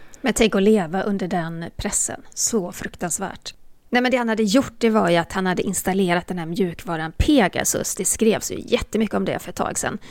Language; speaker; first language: Swedish; native; Swedish